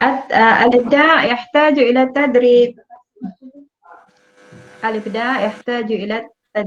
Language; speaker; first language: Arabic; non-native, fluent; Malay